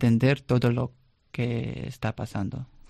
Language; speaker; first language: Spanish; non-native, learner; Russian